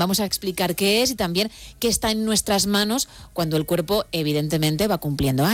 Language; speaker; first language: Spanish; native; Spanish